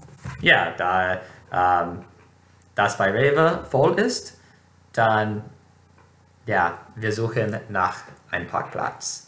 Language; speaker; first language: German; non-native, fluent; English